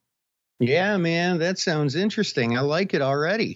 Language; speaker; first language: English; native; English